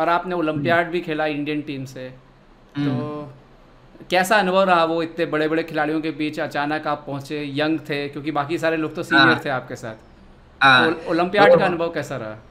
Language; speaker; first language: Hindi; native; Hindi